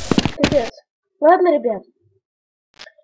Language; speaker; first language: Russian; native; Russian